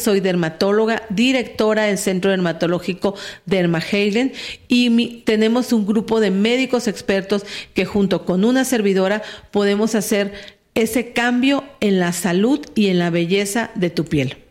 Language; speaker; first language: Spanish; native; Spanish